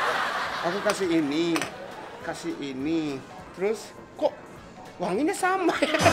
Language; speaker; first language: Indonesian; non-native, fluent; Japanese